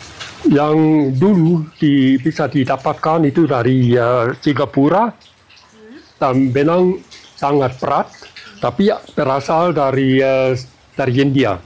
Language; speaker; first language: Indonesian; non-native, learner; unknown